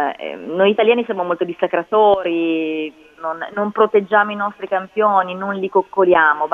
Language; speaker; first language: Italian; native; Italian